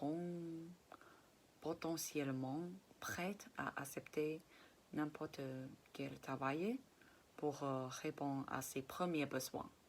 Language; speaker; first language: French; non-native, fluent; Chinese